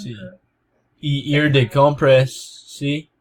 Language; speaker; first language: Spanish; non-native, learner; English